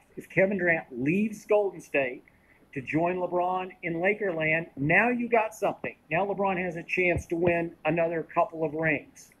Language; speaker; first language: English; native; English